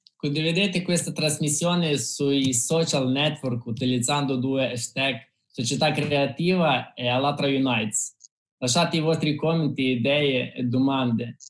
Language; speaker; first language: Italian; non-native, fluent; Russian